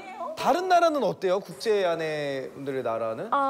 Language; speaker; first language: Korean; native; Korean